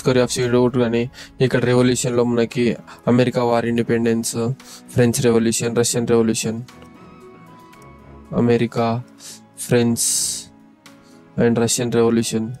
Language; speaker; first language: Telugu; native; Telugu